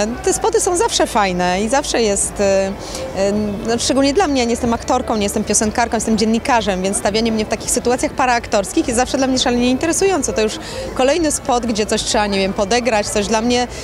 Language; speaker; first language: Polish; native; Polish